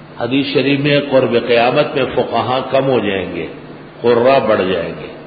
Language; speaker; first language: Urdu; non-native, local second language; Pashto